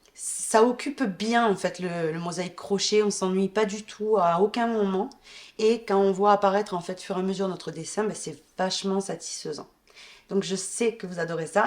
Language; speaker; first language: French; native; French